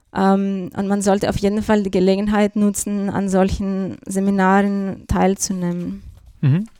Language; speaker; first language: German; non-native, fluent; Greek